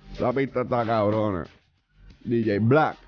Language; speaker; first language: Spanish; native; Spanish